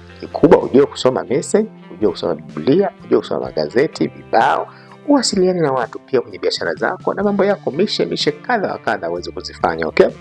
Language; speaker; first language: Swahili; native; Swahili